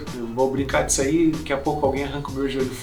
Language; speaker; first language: Portuguese; native; Portuguese